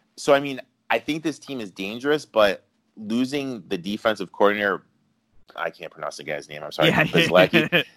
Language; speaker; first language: English; native; English